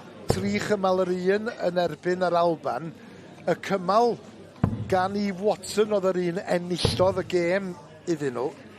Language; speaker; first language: Welsh; native; Welsh